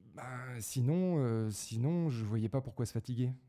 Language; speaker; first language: French; native; French